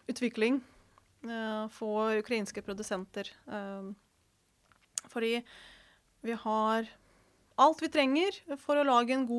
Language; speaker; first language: Norwegian; non-native, fluent; Ukrainian